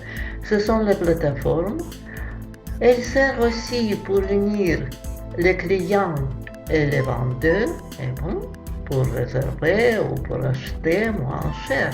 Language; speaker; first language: French; non-native, fluent; Russian